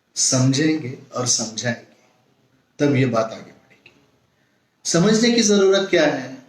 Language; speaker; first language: Hindi; non-native, local second language; Marathi